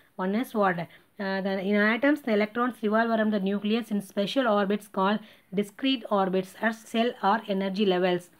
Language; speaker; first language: English; non-native, local second language; Tamil